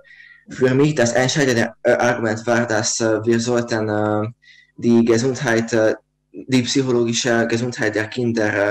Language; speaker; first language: German; non-native, learner; Hungarian